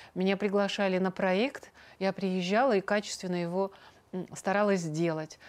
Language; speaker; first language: Russian; native; Russian